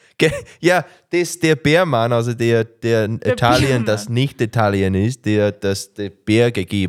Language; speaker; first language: German; non-native, learner; English